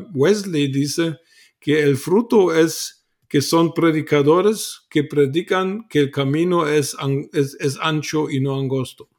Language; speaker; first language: Spanish; non-native, fluent; German